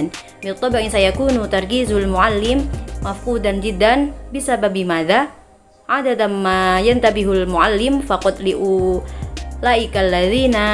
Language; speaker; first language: Arabic; non-native, learner; Indonesian